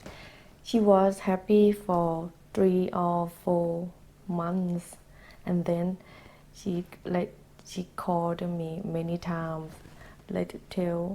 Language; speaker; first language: English; non-native, learner; Thai